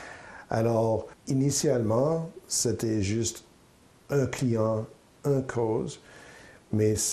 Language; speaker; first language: French; non-native, local second language; English